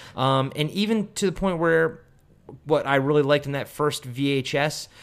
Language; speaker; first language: English; native; English